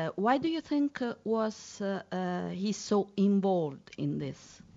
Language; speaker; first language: English; non-native, fluent; Italian